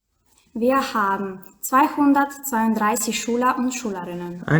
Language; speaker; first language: German; non-native, learner; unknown